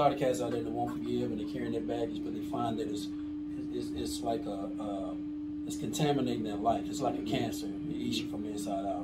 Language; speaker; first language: English; native; English